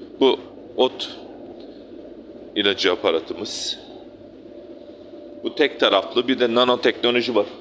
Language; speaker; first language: Turkish; native; Turkish